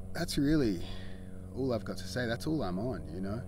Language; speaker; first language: English; native; English